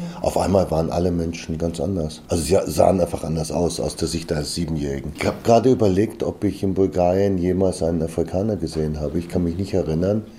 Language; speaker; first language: German; early bilingual, other home language; Bulgarian